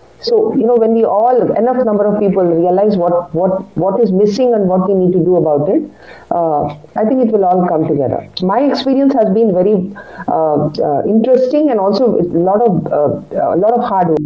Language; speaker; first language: English; non-native, local second language; Kannada